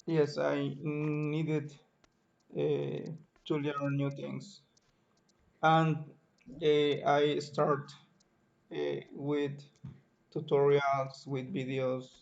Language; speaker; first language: English; non-native, learner; Spanish